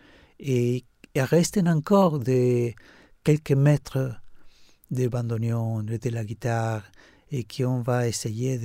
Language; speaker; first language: French; non-native, fluent; Spanish